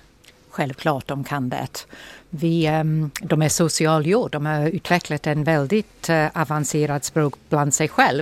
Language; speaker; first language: Swedish; non-native, fluent; English